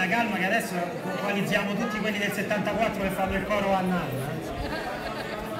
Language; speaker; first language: Italian; native; Italian